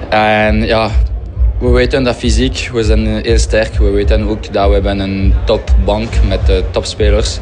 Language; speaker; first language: Dutch; non-native, fluent; French